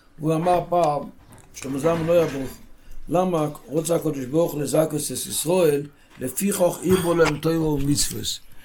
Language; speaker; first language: Hebrew; non-native, local second language; Yiddish